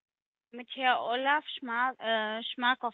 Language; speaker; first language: German; non-native, learner; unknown